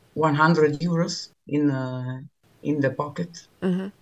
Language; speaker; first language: English; non-native, learner; Italian